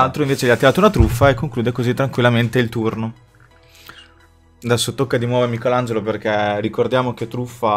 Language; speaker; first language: Italian; native; Italian